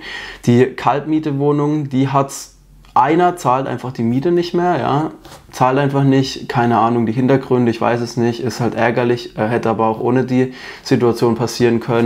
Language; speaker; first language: German; native; German